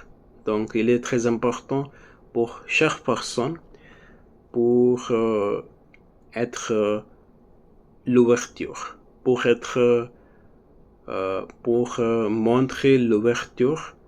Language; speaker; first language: French; non-native, learner; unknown